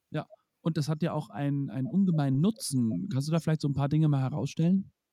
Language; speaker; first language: German; native; German